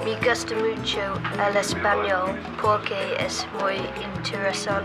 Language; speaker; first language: Spanish; non-native, learner; English